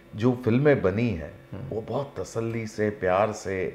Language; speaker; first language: Hindi; native; Hindi